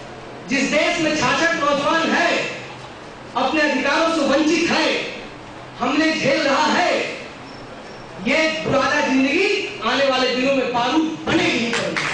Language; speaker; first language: Hindi; native; Hindi